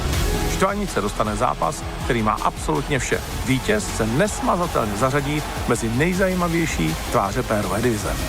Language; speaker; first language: Czech; native; Czech